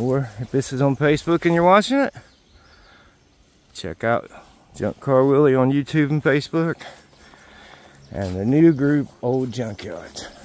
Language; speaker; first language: English; native; English